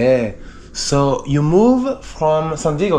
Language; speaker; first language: English; non-native, fluent; Spanish